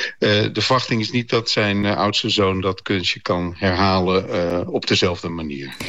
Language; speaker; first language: Dutch; native; Dutch